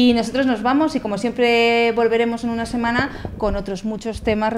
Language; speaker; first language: Spanish; native; Spanish